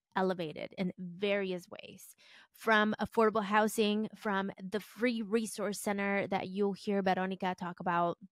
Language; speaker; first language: English; early bilingual, other home language; Spanish